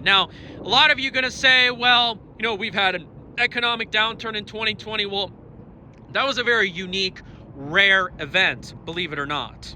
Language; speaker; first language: English; native; English